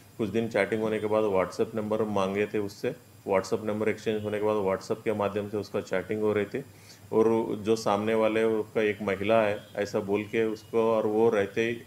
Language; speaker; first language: Hindi; non-native, local second language; Marathi